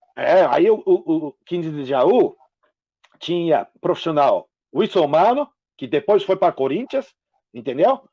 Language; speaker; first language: Portuguese; non-native, fluent; Japanese